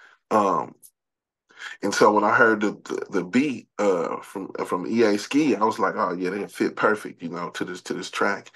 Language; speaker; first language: English; native; English